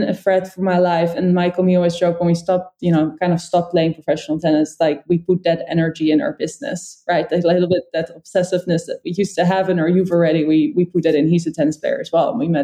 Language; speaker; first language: English; non-native, fluent; Dutch